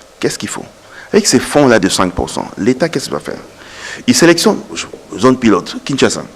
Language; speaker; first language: French; non-native, local second language; Lingala